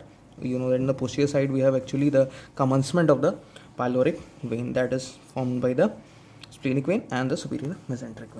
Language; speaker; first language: English; non-native, local second language; Hindi